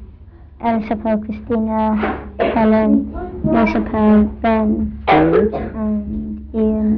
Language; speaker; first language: French; non-native, learner; English